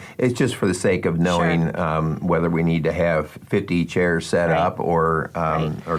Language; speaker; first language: English; native; English